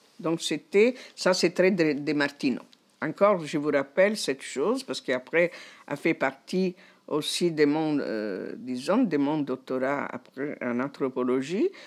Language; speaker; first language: French; non-native, fluent; Italian